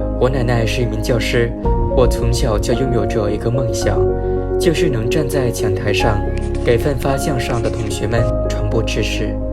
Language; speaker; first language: Chinese; non-native, fluent; Vietnamese